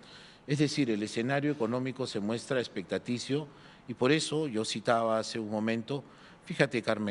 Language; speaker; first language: Spanish; native; Spanish